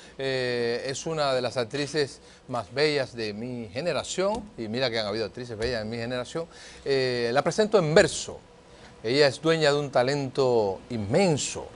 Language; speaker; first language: Spanish; native; Spanish